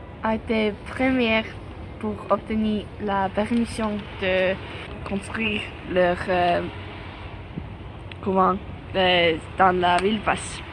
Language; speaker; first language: French; non-native, learner; Estonian